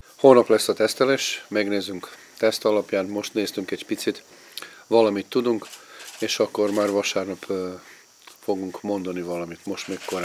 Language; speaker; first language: Hungarian; non-native, fluent; Serbian